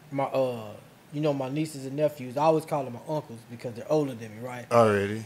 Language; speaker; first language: English; native; English